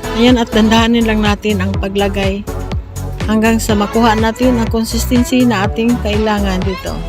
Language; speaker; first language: Filipino; non-native, local second language; Cebuano